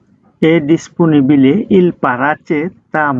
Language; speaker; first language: Italian; non-native, fluent; Bangla